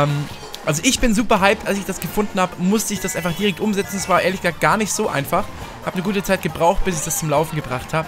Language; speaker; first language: German; native; German